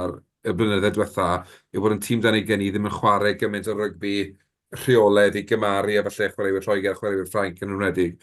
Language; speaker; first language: Welsh; native; Welsh